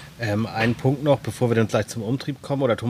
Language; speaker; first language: German; native; German